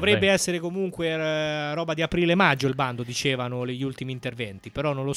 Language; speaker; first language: Italian; native; Italian